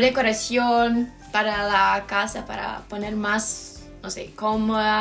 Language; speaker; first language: Spanish; non-native, fluent; Ukrainian